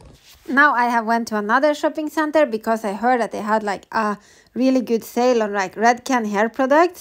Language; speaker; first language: English; non-native, fluent; Norwegian